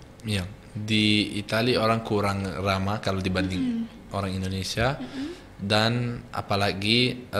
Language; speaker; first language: Indonesian; non-native, fluent; Italian